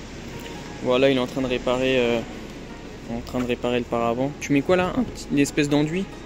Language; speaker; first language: French; native; French